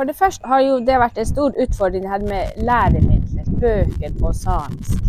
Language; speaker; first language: Norwegian; non-native, local second language; Northern Sami